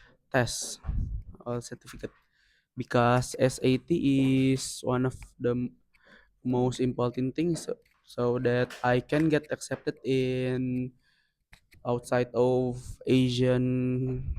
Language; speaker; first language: English; non-native, learner; Indonesian